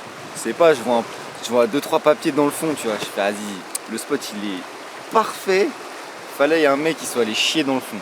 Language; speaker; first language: French; native; French